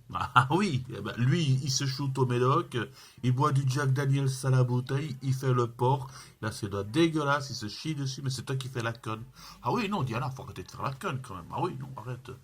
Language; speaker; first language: French; native; French